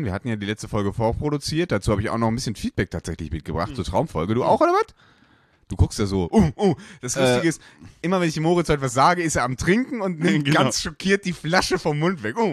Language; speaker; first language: German; native; German